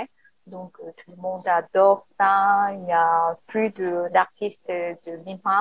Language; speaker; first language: French; non-native, learner; Korean